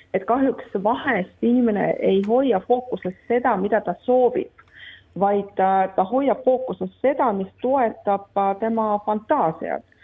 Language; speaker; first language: Estonian; non-native, local second language; Russian